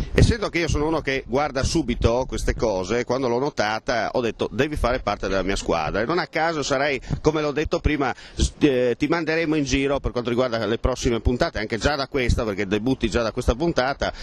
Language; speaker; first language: Italian; native; Italian